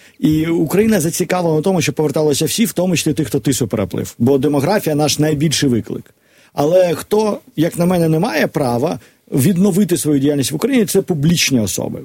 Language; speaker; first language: Ukrainian; non-native, local second language; Russian